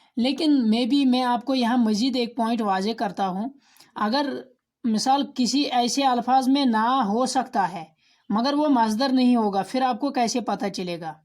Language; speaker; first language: Urdu; non-native, local second language; Kashmiri